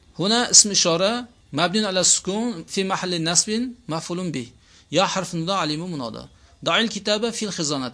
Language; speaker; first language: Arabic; non-native, fluent; Uzbek